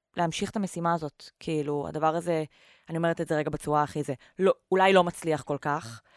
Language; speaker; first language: Hebrew; native; Hebrew